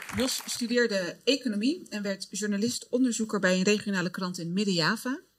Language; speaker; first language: Dutch; early bilingual, other home language; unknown